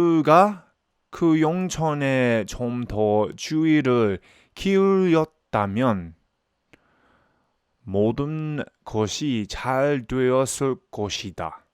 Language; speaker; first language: Korean; non-native, learner; English